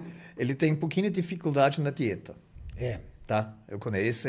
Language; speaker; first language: Portuguese; non-native, fluent; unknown